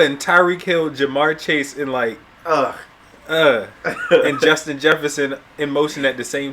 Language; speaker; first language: English; native; English